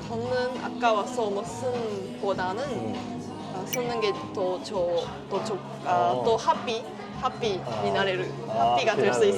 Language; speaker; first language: Korean; non-native, learner; Japanese